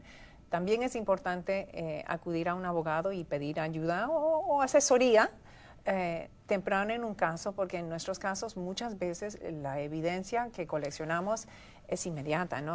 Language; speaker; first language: Spanish; native; Spanish